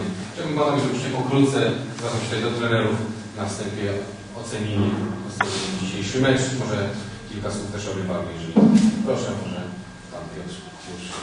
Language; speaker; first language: Polish; native; Polish